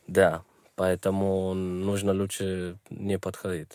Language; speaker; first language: Russian; non-native, learner; Spanish